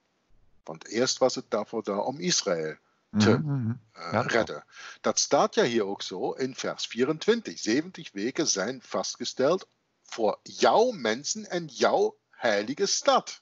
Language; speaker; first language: Dutch; non-native, fluent; German